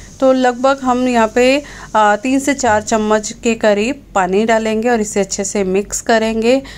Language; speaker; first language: Hindi; non-native, local second language; Punjabi